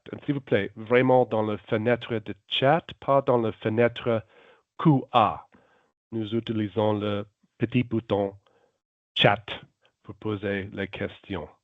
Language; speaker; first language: French; non-native, local second language; German